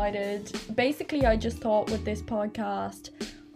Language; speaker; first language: English; native; English